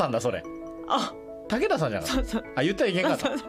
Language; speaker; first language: Japanese; native; Japanese